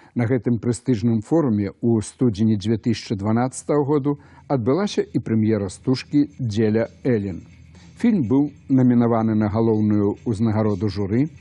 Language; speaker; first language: Belarusian; native; Belarusian